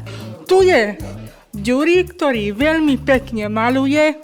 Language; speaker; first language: Slovak; non-native, local second language; Hungarian